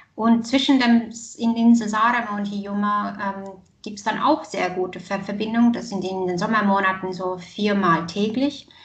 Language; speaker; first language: German; non-native, fluent; Estonian